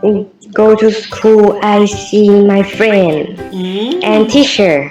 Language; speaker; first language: English; non-native, learner; Thai